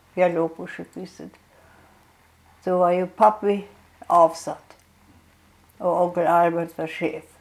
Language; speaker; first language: Swedish; non-native, fluent; German